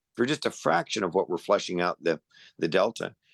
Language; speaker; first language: English; native; English